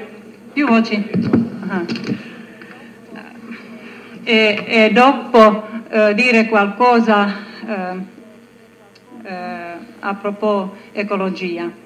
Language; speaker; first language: Italian; non-native, learner; Finnish